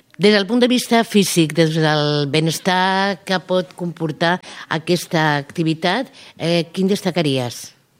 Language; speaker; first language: Catalan; native; Catalan